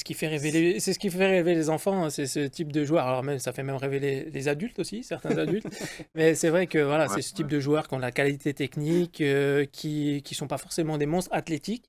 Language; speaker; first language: French; native; French